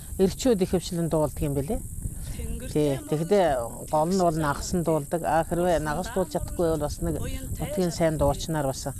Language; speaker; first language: Mongolian; non-native, local second language; Buriat